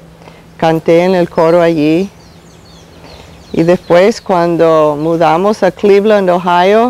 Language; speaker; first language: Spanish; non-native, fluent; English